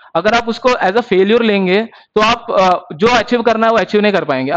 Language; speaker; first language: Hindi; non-native, local second language; Marathi